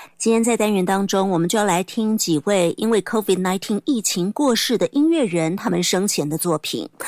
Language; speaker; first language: Chinese; native; Chinese